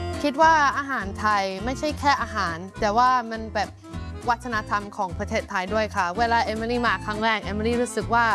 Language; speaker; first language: Thai; non-native, fluent; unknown